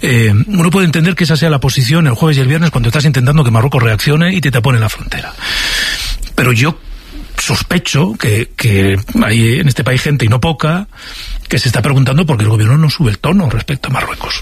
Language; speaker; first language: Spanish; native; Spanish